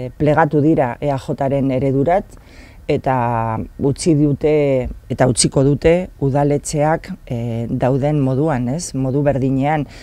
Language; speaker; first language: Basque; non-native, local second language; Spanish